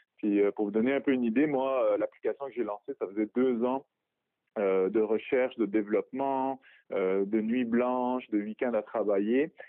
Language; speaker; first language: French; early bilingual, other home language; Arabic